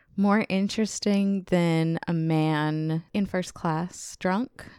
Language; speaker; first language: English; native; English